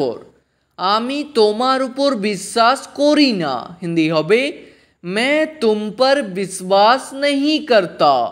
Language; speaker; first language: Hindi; non-native, fluent; Bangla